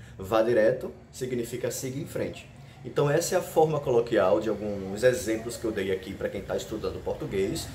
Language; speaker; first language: Portuguese; native; Portuguese